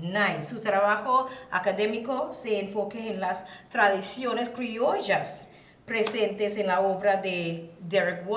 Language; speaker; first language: Spanish; non-native, learner; English